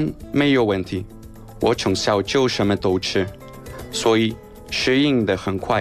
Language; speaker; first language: Chinese; non-native, learner; Spanish